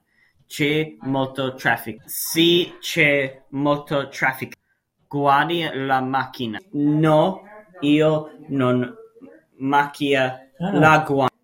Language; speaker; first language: Italian; non-native, learner; English